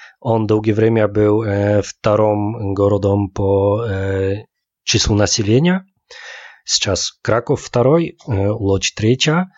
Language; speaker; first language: Polish; non-native, learner; Russian